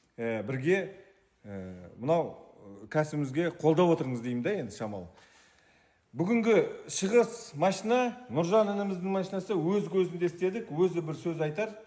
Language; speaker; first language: Kazakh; non-native, local second language; Russian